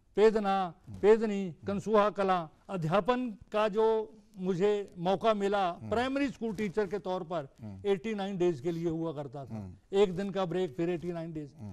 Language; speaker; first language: Hindi; non-native, local second language; Punjabi